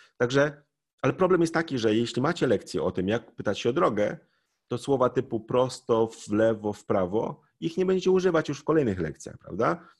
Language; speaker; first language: Polish; native; Polish